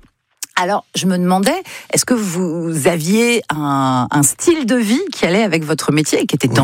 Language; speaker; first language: French; native; French